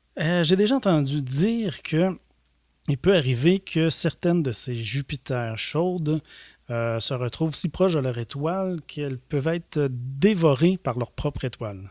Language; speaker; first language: French; native; French